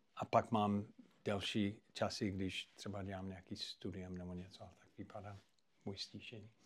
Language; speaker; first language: Czech; non-native, fluent; English